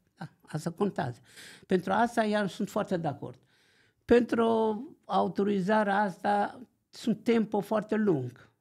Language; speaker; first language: Romanian; non-native, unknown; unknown